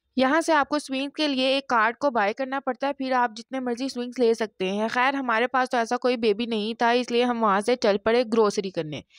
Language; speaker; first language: Urdu; non-native, local second language; Punjabi